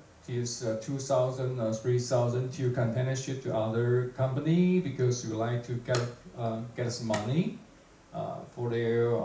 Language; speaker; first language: English; non-native, fluent; Chinese